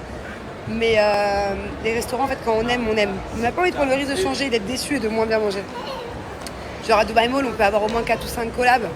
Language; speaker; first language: French; native; French